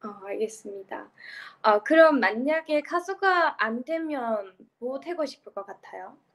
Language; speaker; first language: Korean; non-native, learner; Turkish